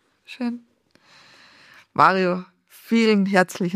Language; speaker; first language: German; native; German